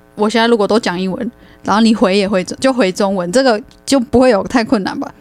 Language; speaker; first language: Chinese; non-native, fluent; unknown